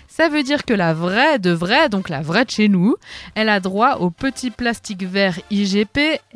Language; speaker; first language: French; native; French